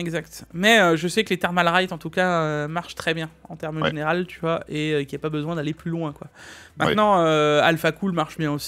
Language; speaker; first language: French; native; French